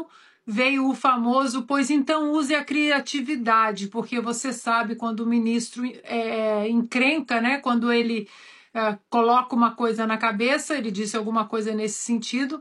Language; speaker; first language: Portuguese; native; Portuguese